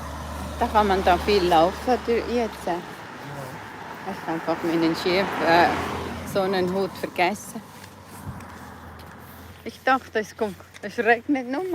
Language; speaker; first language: German; non-native, learner; Cebuano